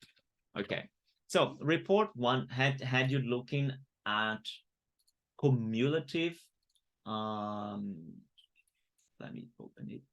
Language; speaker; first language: English; non-native, fluent; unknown